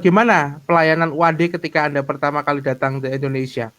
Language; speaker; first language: Indonesian; native; Indonesian